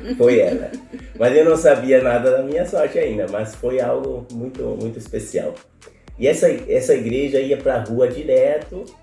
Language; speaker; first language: Portuguese; non-native, fluent; Spanish